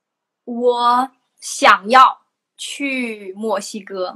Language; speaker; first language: Chinese; non-native, learner; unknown